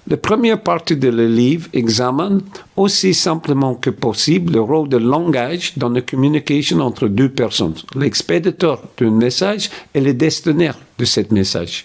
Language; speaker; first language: French; non-native, fluent; English